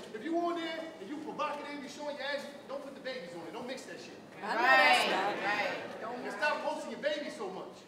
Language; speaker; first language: English; native; English